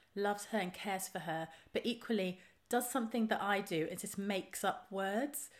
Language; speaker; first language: English; native; English